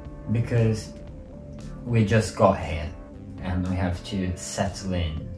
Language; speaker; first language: English; non-native, fluent; Portuguese